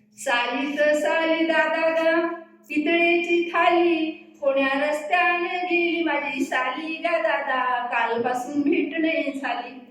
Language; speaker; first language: Hindi; non-native, local second language; Gondi